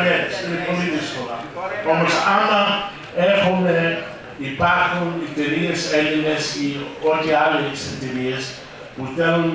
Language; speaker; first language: Greek; early bilingual, heritage; Greek